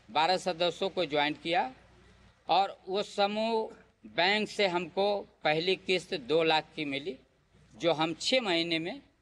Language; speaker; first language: Hindi; native; Hindi